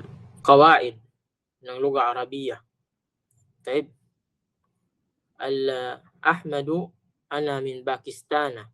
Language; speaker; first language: Arabic; non-native, fluent; Filipino